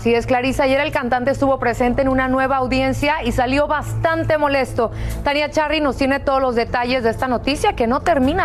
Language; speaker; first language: Spanish; native; Spanish